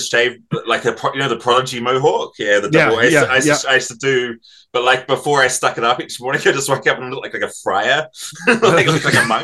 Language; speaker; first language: English; native; English